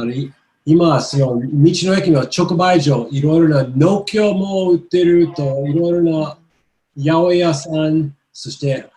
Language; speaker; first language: Japanese; non-native, learner; English